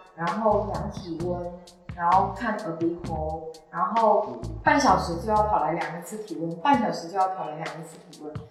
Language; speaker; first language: Chinese; non-native, local second language; Min Nan Chinese